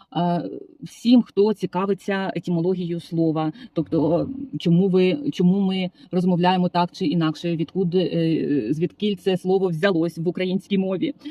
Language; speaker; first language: Ukrainian; non-native, local second language; Russian